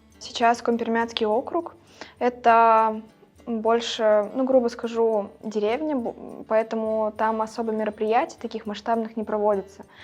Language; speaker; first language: Russian; native; Russian